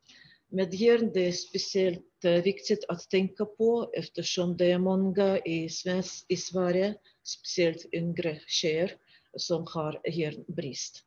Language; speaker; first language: Swedish; non-native, fluent; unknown